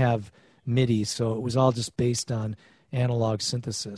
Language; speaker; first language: English; native; English